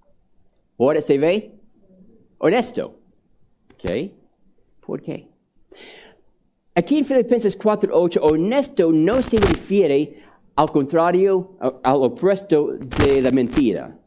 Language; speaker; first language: Spanish; non-native, fluent; English